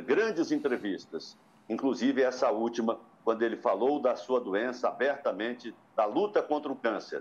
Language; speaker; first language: Portuguese; native; Portuguese